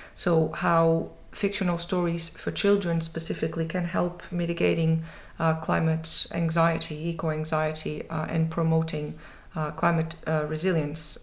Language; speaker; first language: English; non-native, fluent; Portuguese